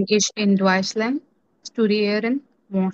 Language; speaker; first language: German; non-native, learner; Bangla